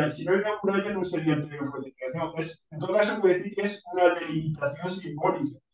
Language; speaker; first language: Spanish; native; Spanish